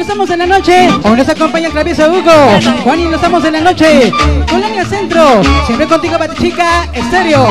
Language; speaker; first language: Spanish; native; Spanish